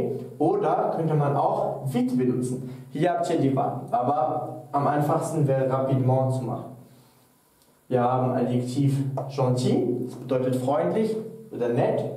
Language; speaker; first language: German; non-native, fluent; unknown